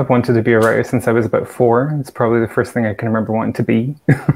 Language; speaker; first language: English; native; English